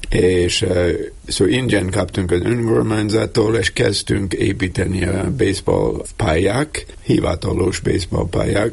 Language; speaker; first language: Hungarian; non-native, learner; English